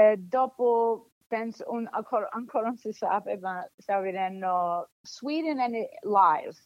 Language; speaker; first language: Italian; early bilingual, heritage; Sicilian